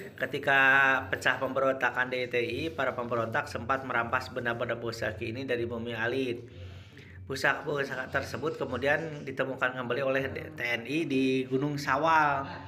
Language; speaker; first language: Indonesian; non-native, local second language; Sundanese